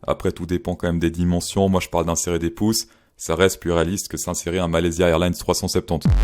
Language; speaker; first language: French; native; French